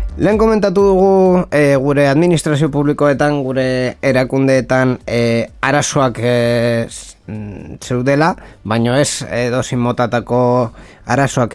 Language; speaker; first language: Basque; non-native, local second language; Spanish